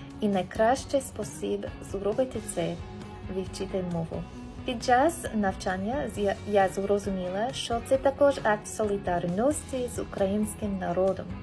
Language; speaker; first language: Ukrainian; non-native, learner; English